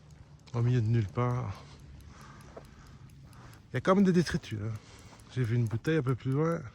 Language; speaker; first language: French; native; French